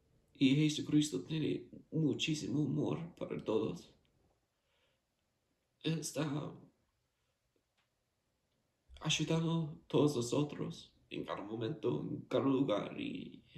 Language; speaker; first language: Spanish; non-native, fluent; English